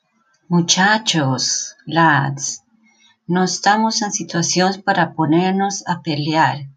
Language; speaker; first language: Spanish; native; Spanish